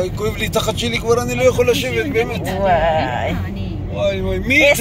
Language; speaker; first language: Hebrew; non-native, fluent; Nepali